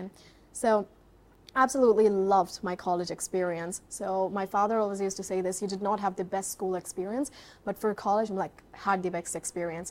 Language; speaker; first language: English; non-native, local second language; Haryanvi